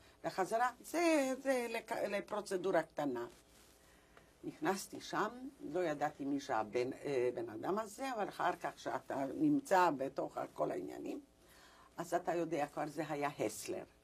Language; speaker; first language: Hebrew; non-native, fluent; Polish